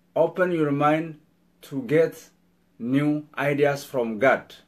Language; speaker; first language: English; non-native, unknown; Amharic